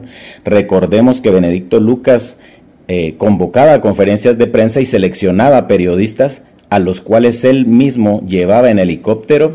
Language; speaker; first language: Spanish; native; Spanish